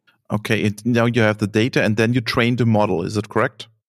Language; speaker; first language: English; non-native, fluent; German